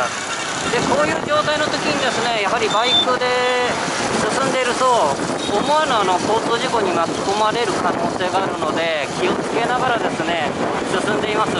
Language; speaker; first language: Japanese; native; Japanese